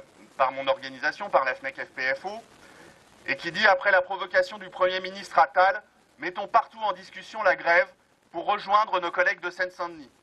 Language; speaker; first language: French; native; French